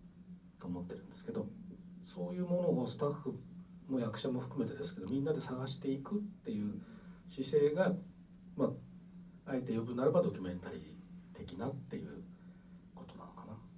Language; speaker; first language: Japanese; native; Japanese